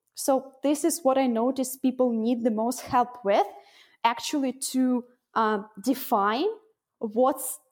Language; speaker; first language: English; non-native, fluent; Russian